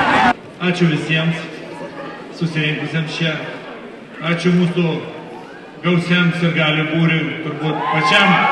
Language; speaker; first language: Lithuanian; native; Lithuanian